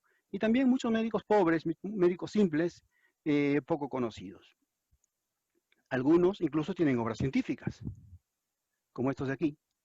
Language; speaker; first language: Spanish; native; Spanish